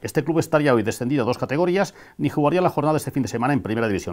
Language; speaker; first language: Spanish; non-native, local second language; Catalan